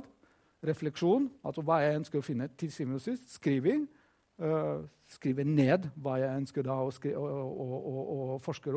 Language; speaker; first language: Norwegian; non-native, fluent; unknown